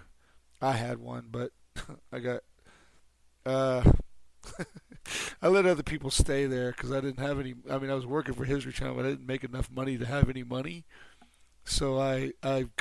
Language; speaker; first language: English; native; English